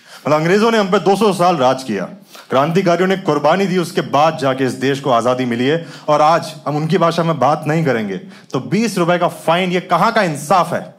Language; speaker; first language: Hindi; native; Hindi